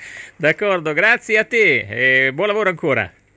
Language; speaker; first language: Italian; native; Italian